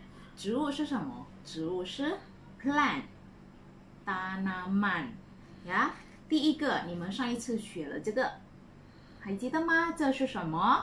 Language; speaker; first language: Chinese; non-native, fluent; Indonesian